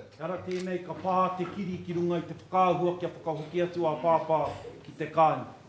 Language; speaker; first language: Māori; native; Māori